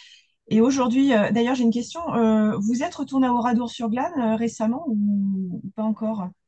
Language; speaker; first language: French; native; French